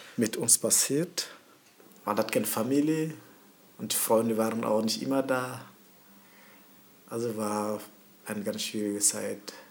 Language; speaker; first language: German; early bilingual, other home language; Mossi